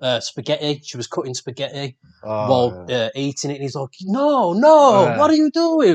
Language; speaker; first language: English; native; English